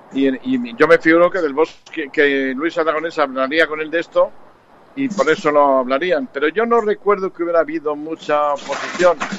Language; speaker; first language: Spanish; native; Spanish